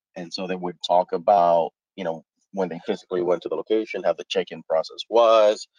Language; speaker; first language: English; early bilingual, other home language; Spanish